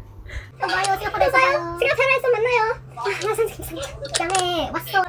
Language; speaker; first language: Korean; non-native, learner; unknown